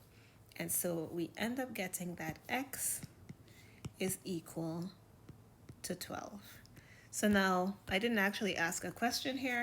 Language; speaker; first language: English; native; English